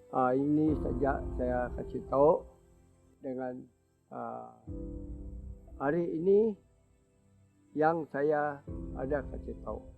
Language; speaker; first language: Indonesian; non-native, local second language; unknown